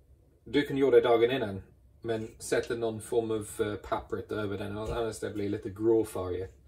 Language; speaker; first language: Swedish; non-native, fluent; English